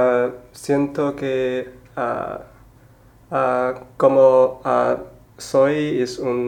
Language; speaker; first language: Spanish; non-native, learner; Chinese